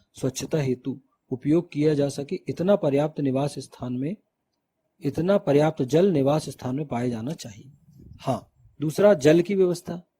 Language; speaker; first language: Hindi; native; Hindi